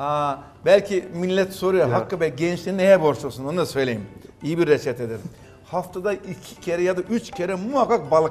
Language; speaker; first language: Turkish; native; Turkish